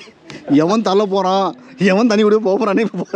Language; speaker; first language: Tamil; native; Tamil